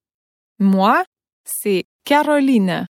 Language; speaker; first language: French; non-native, fluent; Lithuanian